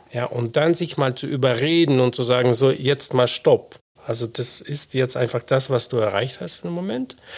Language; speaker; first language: German; non-native, fluent; Russian